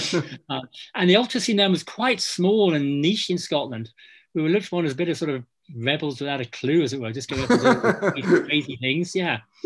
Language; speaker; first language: English; native; English